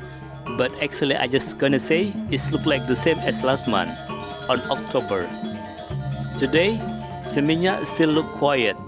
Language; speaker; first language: English; non-native, learner; Indonesian